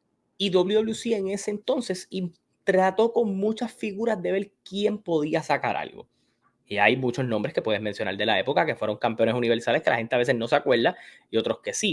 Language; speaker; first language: Spanish; native; Spanish